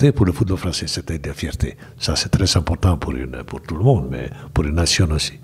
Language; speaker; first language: French; non-native, fluent; Bosnian